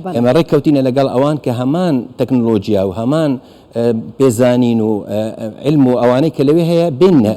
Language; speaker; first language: Central Kurdish; non-native, local second language; Kurdish